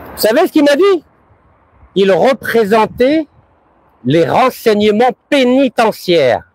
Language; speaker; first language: French; early bilingual, other home language; Arabic